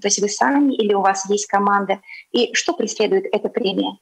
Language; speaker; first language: Russian; native; Russian